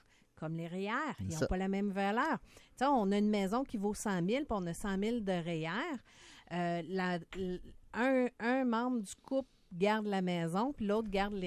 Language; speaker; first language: French; native; French